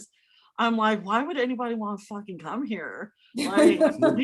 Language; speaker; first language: English; native; English